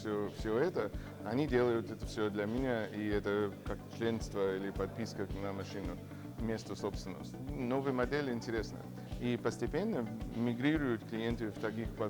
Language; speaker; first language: Russian; non-native, fluent; English